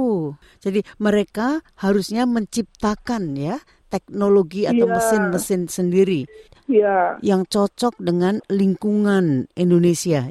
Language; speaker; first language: Indonesian; native; Indonesian